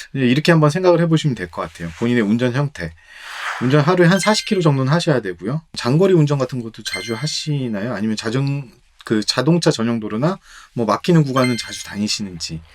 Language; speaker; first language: Korean; native; Korean